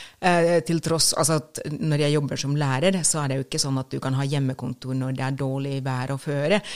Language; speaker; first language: Norwegian; non-native, fluent; Finnish